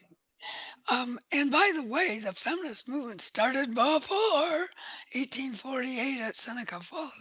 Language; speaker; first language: English; native; English